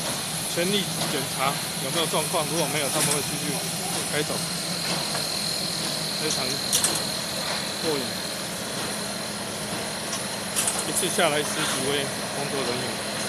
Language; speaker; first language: Chinese; native; Chinese